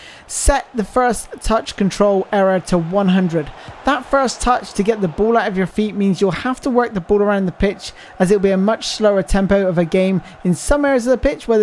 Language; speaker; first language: English; native; English